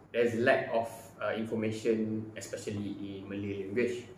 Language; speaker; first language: English; non-native, local second language; Malay